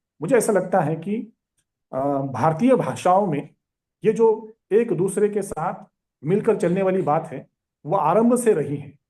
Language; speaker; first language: Hindi; non-native, local second language; Marathi